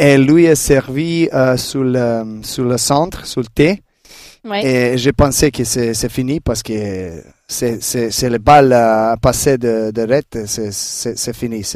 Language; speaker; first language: French; non-native, learner; Serbian